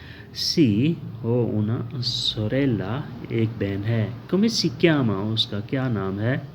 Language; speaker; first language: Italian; non-native, learner; Urdu